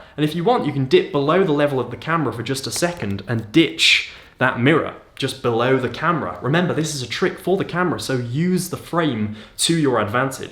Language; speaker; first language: English; native; English